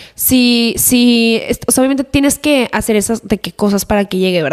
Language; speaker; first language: Spanish; native; Spanish